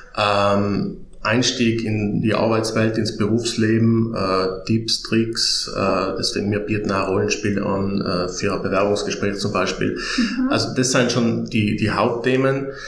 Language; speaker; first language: German; native; German